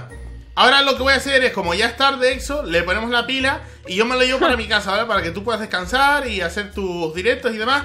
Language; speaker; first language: Spanish; native; Spanish